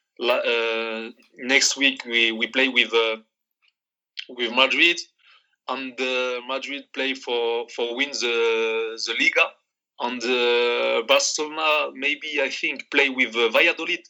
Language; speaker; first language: English; non-native, learner; Arabic